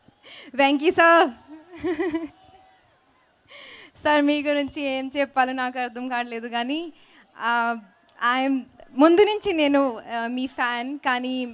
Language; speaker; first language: Telugu; non-native, fluent; Hindi